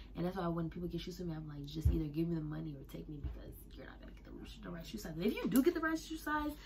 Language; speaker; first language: English; native; English